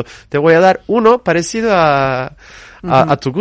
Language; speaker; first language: Spanish; non-native, fluent; Turkish